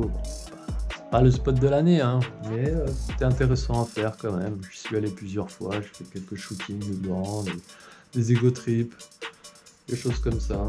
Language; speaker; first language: French; native; French